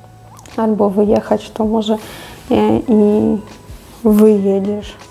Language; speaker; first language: Polish; non-native, fluent; Russian